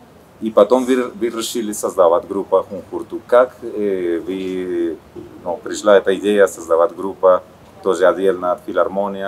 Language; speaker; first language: Russian; non-native, learner; Spanish